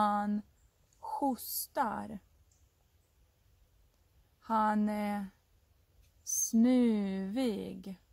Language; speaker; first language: Swedish; non-native, fluent; Russian